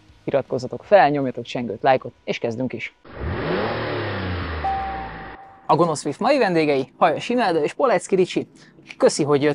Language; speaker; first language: Hungarian; native; Hungarian